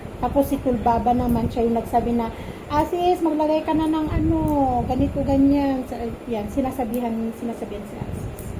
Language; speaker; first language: Filipino; non-native, local second language; Iloko